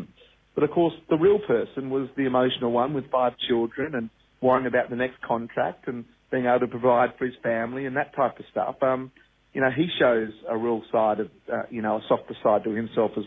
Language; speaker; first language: English; native; English